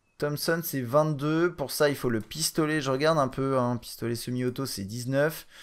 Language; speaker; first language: French; native; French